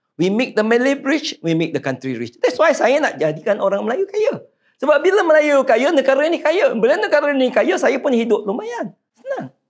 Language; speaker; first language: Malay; non-native, local second language; Chinese